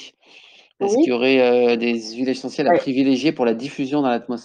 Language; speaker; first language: French; native; French